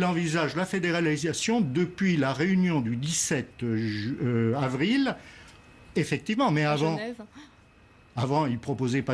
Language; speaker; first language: French; native; French